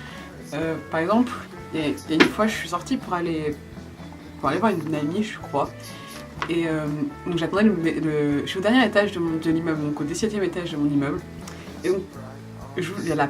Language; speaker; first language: French; native; French